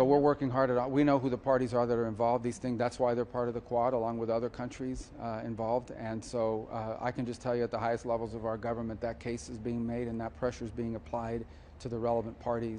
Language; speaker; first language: English; native; English